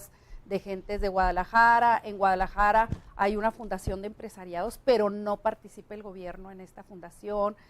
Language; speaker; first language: Spanish; native; Spanish